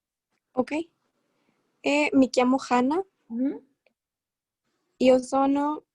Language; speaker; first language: Italian; non-native, learner; Spanish